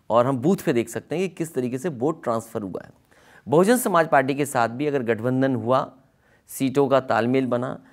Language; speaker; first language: Hindi; native; Hindi